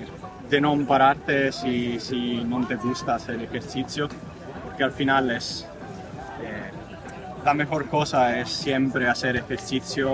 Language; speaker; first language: Spanish; non-native, learner; Italian